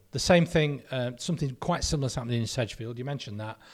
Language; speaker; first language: English; native; English